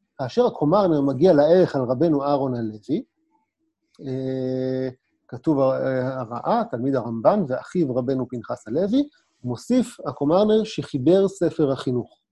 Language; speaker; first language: Hebrew; native; Hebrew